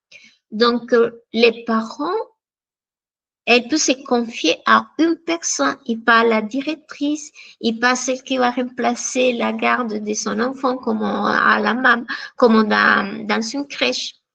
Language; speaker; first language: French; non-native, fluent; Spanish